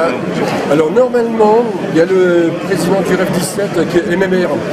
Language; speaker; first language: French; native; French